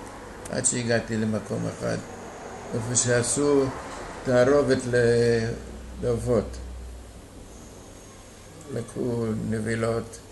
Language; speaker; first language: Hebrew; non-native, fluent; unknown